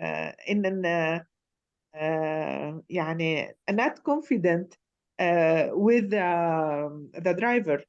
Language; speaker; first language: English; non-native, learner; Arabic